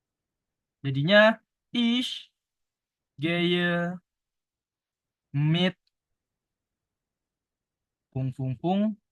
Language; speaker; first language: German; non-native, learner; Indonesian